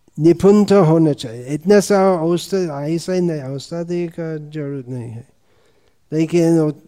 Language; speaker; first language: Hindi; non-native, fluent; English